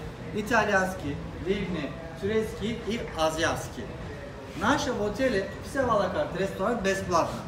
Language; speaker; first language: Russian; non-native, learner; Turkish